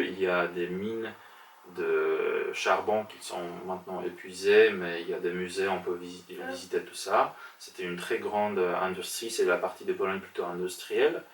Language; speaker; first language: French; non-native, fluent; Polish